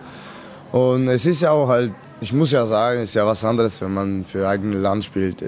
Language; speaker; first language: German; non-native, fluent; Serbian